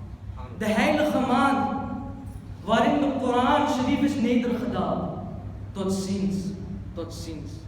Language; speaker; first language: Dutch; early bilingual, other home language; Urdu